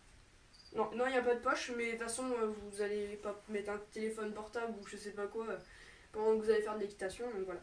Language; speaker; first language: French; native; French